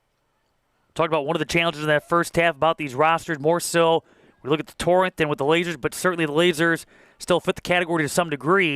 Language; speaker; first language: English; native; English